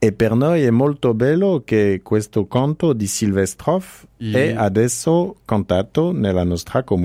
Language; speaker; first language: Italian; non-native, fluent; French